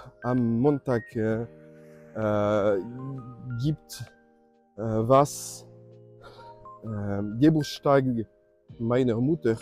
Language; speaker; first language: German; non-native, learner; French